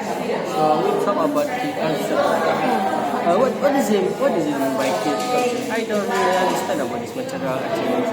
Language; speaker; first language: English; non-native, learner; Indonesian